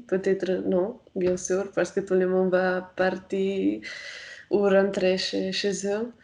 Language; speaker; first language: French; non-native, fluent; Romanian